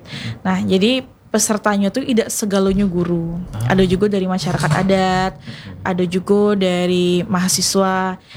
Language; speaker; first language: Indonesian; non-native, local second language; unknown